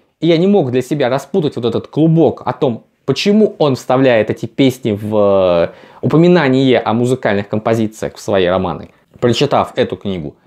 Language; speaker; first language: Russian; native; Russian